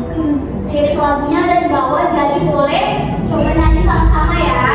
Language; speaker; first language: Indonesian; native; Indonesian